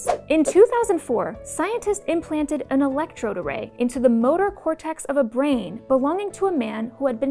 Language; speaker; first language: English; native; English